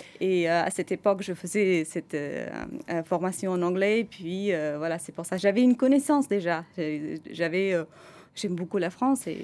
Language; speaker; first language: French; non-native, fluent; Persian